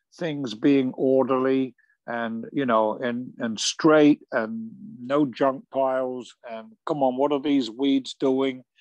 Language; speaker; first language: English; native; English